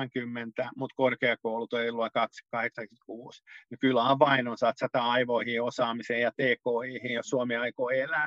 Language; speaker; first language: Finnish; non-native, local second language; Swedish